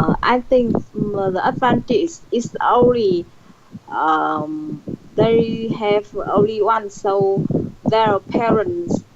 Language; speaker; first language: English; non-native, learner; Vietnamese